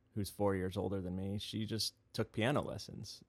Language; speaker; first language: English; native; English